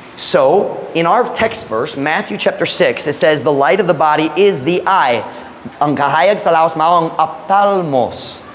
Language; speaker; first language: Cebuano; non-native, fluent; English